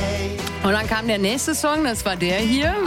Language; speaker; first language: German; native; German